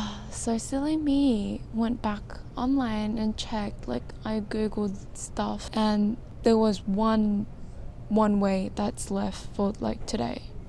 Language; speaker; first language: English; non-native, fluent; Korean